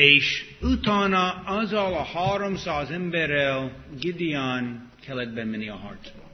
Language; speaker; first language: Hungarian; non-native, fluent; English